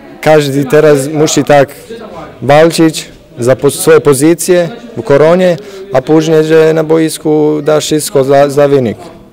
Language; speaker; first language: Polish; non-native, learner; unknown